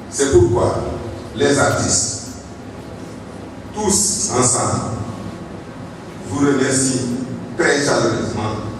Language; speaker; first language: French; non-native, local second language; Wolof